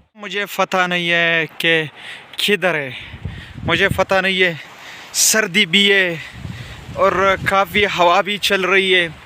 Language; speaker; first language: Hindi; non-native, local second language; Pashto